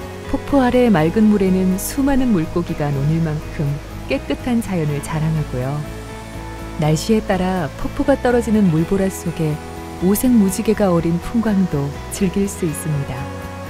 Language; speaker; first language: Korean; native; Korean